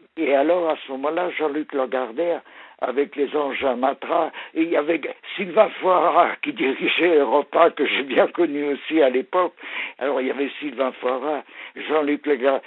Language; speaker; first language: French; early bilingual, other home language; Polish